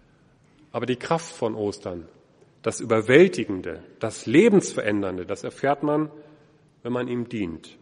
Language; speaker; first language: German; native; German